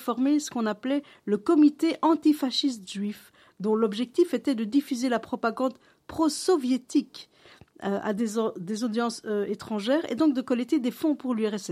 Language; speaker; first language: French; native; French